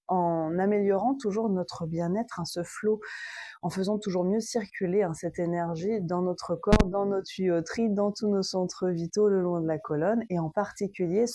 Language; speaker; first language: French; native; French